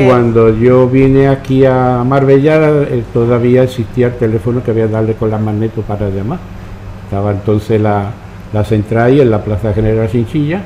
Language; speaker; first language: Spanish; native; Spanish